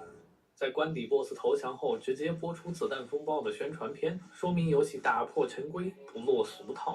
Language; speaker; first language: Chinese; native; Chinese